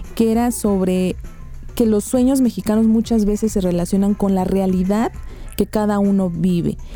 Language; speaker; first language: Spanish; native; Spanish